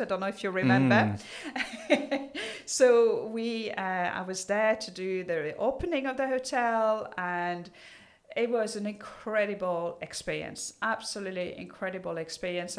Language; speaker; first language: English; non-native, fluent; French